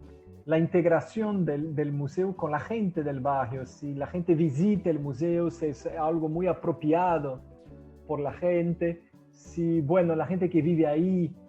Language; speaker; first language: Spanish; non-native, fluent; Portuguese